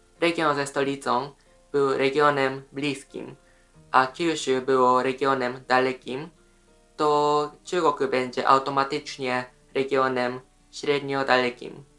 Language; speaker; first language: Polish; non-native, fluent; Japanese